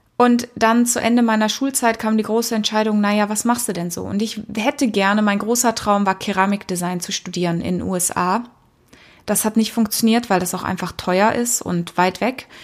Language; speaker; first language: German; early bilingual, heritage; German